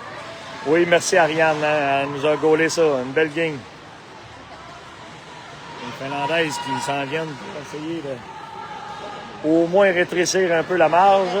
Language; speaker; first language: French; native; French